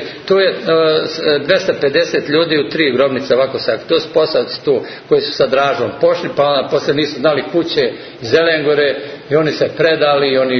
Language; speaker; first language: Serbian; native; Serbian